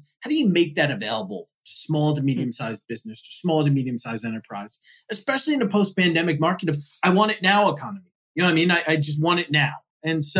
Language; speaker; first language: English; native; English